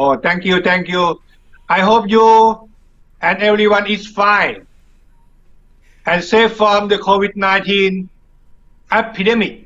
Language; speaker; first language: English; non-native, learner; Thai